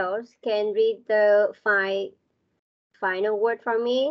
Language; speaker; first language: English; non-native, learner; Vietnamese